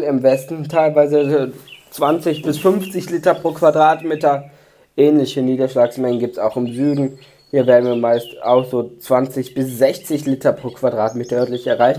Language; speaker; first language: German; native; German